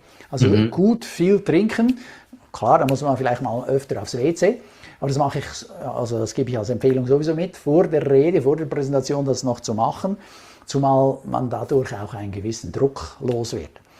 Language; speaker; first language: German; native; German